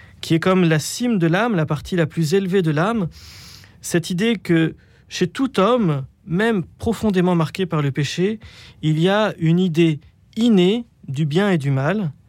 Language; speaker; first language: French; native; French